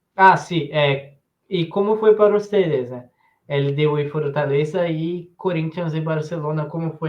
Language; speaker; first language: Spanish; non-native, learner; Portuguese